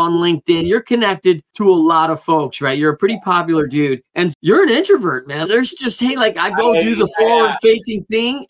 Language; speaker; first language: English; native; English